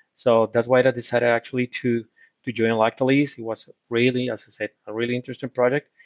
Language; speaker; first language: English; non-native, fluent; Spanish